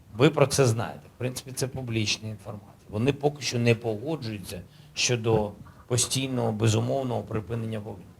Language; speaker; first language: Ukrainian; native; Ukrainian